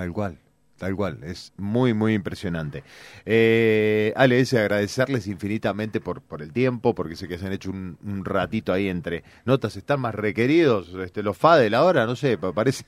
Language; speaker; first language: Spanish; native; Spanish